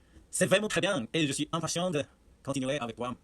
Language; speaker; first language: French; non-native, learner; Chinese